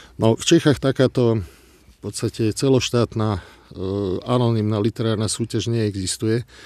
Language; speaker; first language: Slovak; non-native, local second language; Hungarian